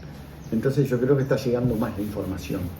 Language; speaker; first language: Spanish; native; Spanish